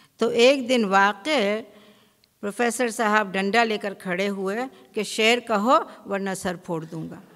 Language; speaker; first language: Urdu; native; Urdu